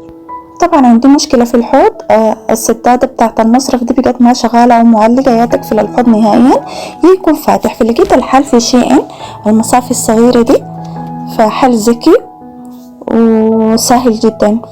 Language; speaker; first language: Arabic; native; Arabic